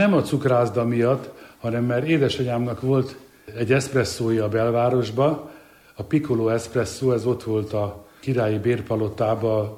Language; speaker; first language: Hungarian; native; Hungarian